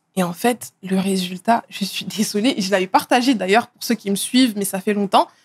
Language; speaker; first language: French; native; French